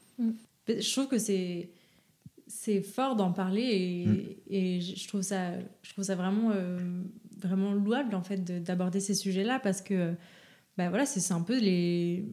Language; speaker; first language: French; native; French